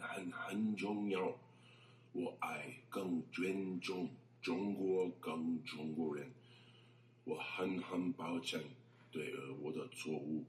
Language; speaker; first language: Chinese; non-native, learner; English